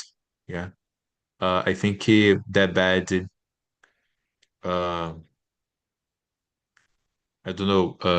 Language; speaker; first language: English; non-native, learner; Portuguese